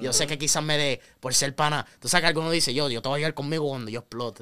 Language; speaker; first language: Spanish; early bilingual, heritage; Spanish